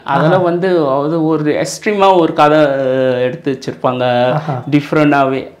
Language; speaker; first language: Tamil; non-native, local second language; Min Nan Chinese